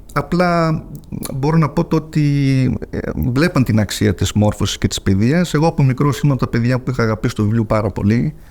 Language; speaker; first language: Greek; early bilingual, heritage; Greek